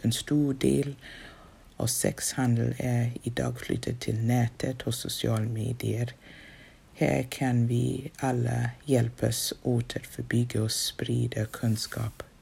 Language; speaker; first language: Swedish; non-native, fluent; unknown